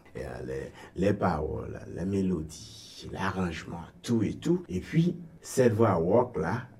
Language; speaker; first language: French; native; French